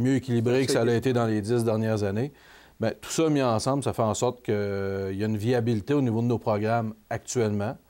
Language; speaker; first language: French; native; French